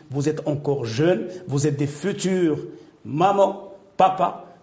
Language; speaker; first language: French; non-native, local second language; Arabic